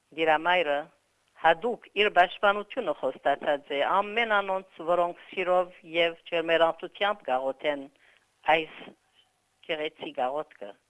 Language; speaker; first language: Armenian; native; Armenian